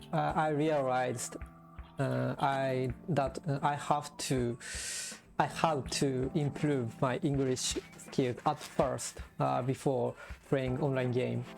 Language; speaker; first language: English; non-native, learner; Japanese